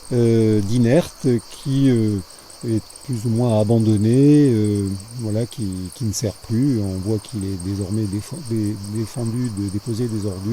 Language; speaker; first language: French; native; French